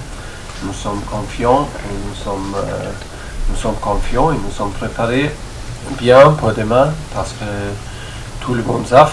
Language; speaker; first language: French; non-native, fluent; German